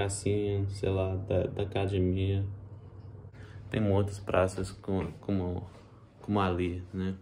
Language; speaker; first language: Portuguese; early bilingual, heritage; English